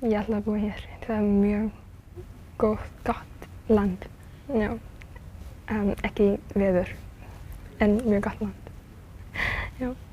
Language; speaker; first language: Icelandic; non-native, learner; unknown